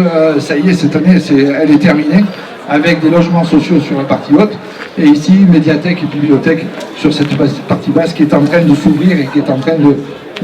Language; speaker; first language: French; native; French